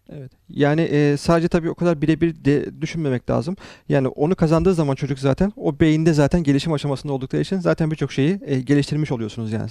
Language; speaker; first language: Turkish; native; Turkish